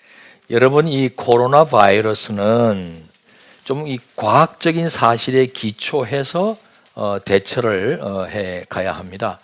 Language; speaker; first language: Korean; native; Korean